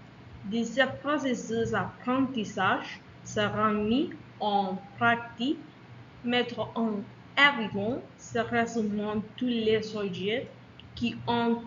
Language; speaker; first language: French; non-native, learner; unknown